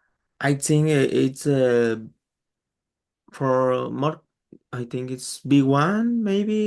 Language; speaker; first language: English; non-native, learner; Spanish